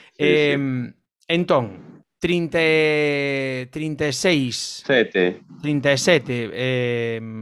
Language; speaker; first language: Galician; non-native, local second language; Spanish